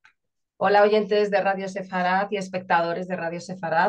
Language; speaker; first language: Spanish; native; Spanish